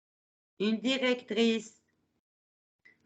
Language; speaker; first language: French; non-native, fluent; Arabic